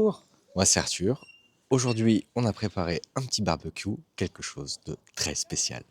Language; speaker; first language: French; native; French